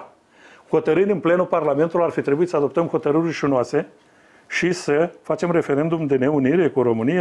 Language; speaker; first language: Romanian; native; Romanian